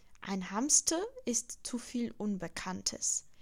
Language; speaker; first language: German; non-native, fluent; Czech